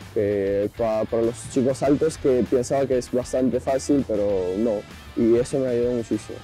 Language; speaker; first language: Spanish; non-native, fluent; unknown